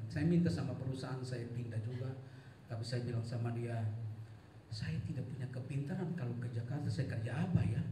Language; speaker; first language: Indonesian; non-native, local second language; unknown